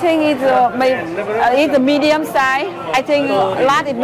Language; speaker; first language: English; non-native, learner; Vietnamese